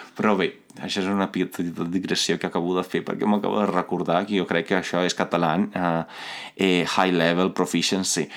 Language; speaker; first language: Catalan; non-native, fluent; Italian